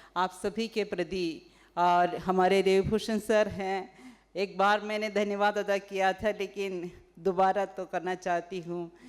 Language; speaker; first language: Hindi; non-native, local second language; Malayalam